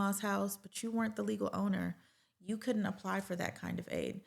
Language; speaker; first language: English; native; English